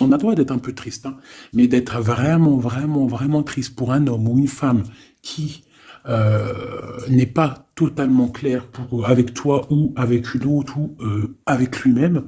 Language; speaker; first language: French; native; French